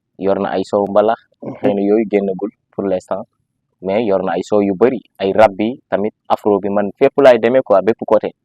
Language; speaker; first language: Wolof; non-native, local second language; Fula